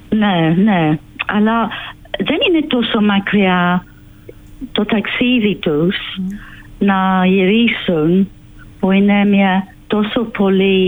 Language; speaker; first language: Greek; non-native, fluent; English